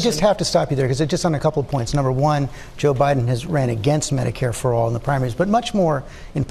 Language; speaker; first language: English; native; English